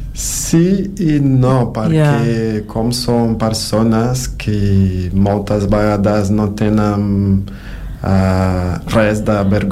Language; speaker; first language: Catalan; non-native, learner; Portuguese